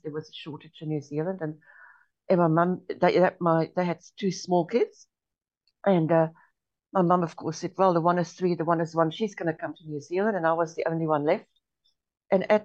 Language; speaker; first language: English; non-native, local second language; Afrikaans